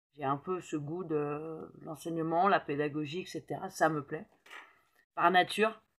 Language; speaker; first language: French; native; French